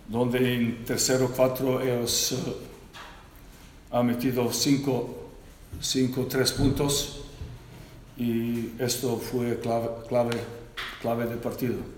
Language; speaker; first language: Spanish; non-native, learner; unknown